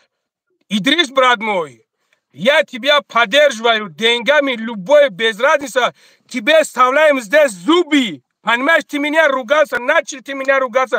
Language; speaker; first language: Russian; non-native, learner; Tajik